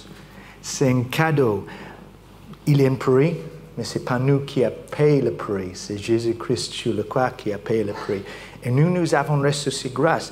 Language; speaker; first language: French; non-native, fluent; English